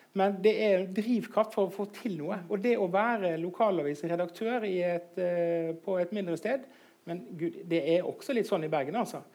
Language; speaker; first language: Norwegian; native; Norwegian